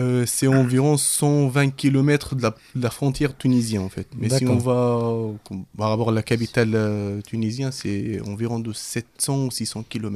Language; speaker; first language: French; non-native, fluent; Arabic